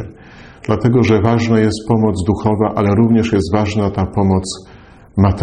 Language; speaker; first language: Polish; native; Polish